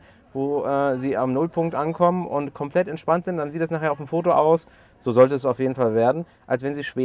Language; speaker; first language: German; native; German